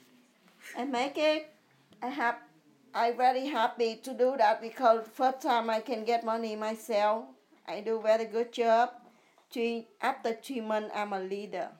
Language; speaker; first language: English; early bilingual, other home language; Vietnamese